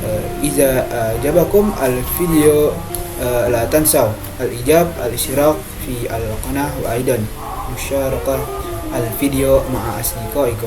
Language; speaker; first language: Arabic; non-native, learner; Indonesian